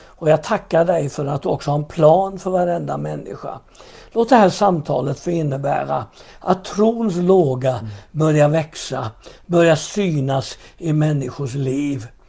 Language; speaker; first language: Swedish; native; Swedish